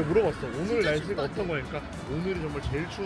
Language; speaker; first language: Korean; native; Korean